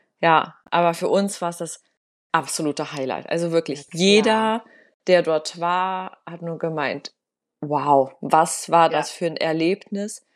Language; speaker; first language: German; native; German